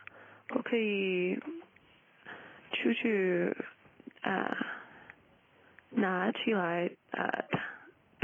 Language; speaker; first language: Chinese; non-native, learner; English